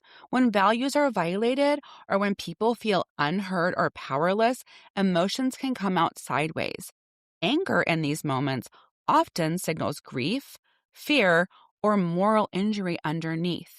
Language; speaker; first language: English; native; English